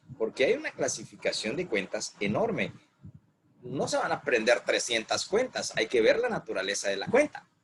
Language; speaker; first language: Spanish; native; Spanish